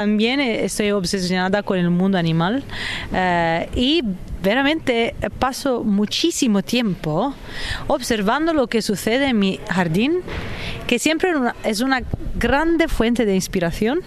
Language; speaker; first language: Spanish; non-native, fluent; Italian